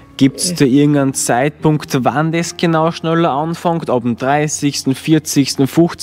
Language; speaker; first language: German; native; German